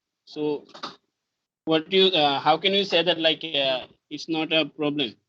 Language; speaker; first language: English; non-native, learner; Bangla